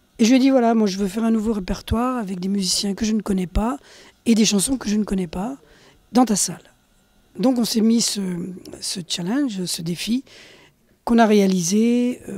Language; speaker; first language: French; early bilingual, other home language; Spanish